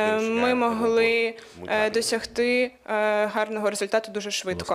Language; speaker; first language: Ukrainian; non-native, fluent; Portuguese